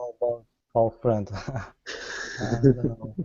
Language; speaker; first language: English; non-native, learner; Russian